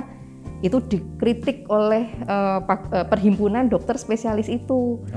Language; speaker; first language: Indonesian; native; Indonesian